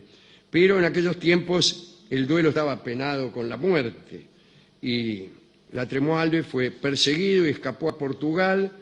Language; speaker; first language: Spanish; native; Spanish